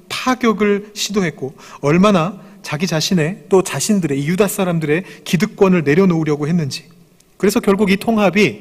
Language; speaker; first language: Korean; native; Korean